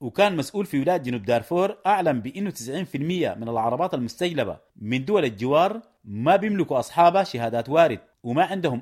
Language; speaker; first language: Arabic; native; Arabic